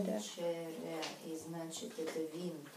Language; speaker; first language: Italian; non-native, learner; Russian